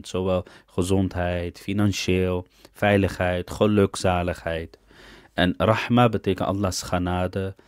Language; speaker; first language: Dutch; early bilingual, other home language; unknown